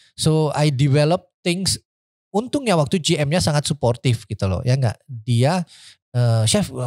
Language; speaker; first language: Indonesian; early bilingual, heritage; Indonesian